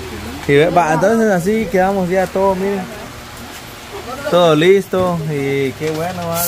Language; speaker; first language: Spanish; native; Spanish